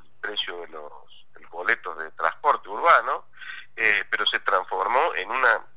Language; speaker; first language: Spanish; native; Spanish